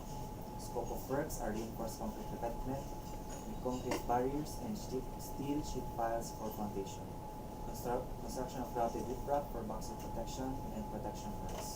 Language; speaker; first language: English; non-native, local second language; Cebuano